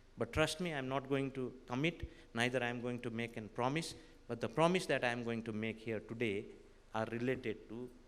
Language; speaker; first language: English; non-native, local second language; Nepali